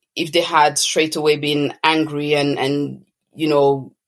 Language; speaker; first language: English; early bilingual, other home language; French